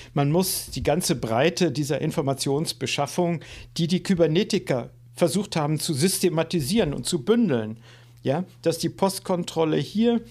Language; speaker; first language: German; native; German